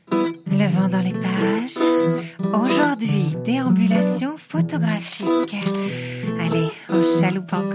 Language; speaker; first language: French; native; French